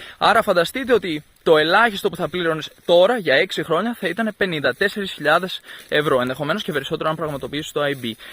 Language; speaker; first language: Greek; native; Greek